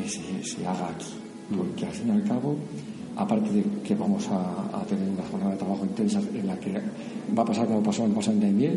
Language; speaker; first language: Spanish; native; Spanish